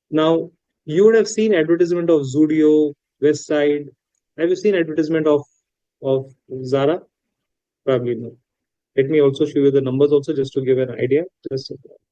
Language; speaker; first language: English; non-native, local second language; Hindi